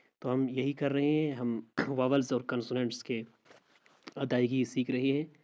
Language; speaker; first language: Urdu; non-native, local second language; Baluchi